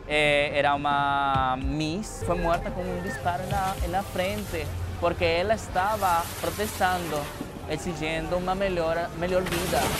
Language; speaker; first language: Portuguese; non-native, fluent; Spanish